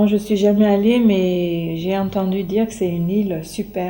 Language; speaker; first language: French; native; French